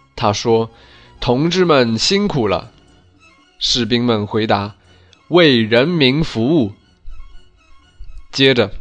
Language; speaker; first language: Chinese; native; Chinese